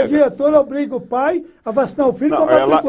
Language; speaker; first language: Portuguese; native; Portuguese